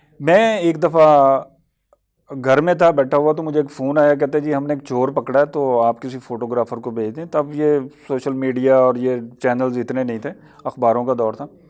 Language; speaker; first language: Urdu; non-native, local second language; Punjabi